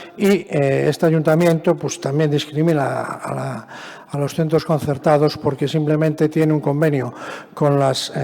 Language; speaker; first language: Spanish; native; Spanish